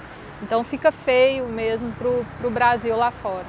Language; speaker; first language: Portuguese; native; Portuguese